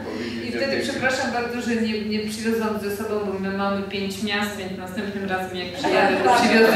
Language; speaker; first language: Polish; non-native, fluent; Georgian